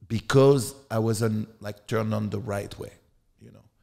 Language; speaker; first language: English; non-native, fluent; French